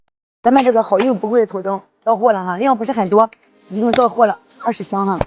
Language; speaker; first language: Chinese; native; Chinese